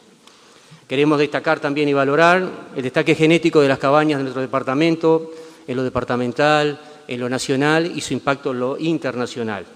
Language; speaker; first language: Spanish; native; Spanish